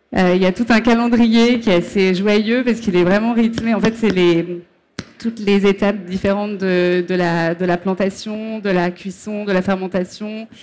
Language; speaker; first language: French; native; French